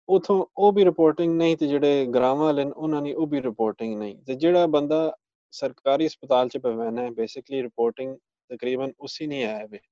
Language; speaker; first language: Punjabi; early bilingual, heritage; Punjabi